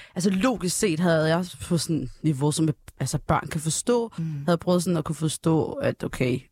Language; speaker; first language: Danish; early bilingual, other home language; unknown